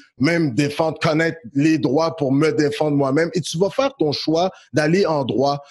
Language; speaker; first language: French; native; French